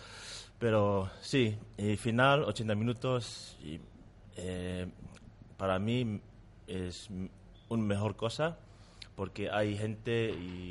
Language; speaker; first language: Spanish; non-native, learner; Tongan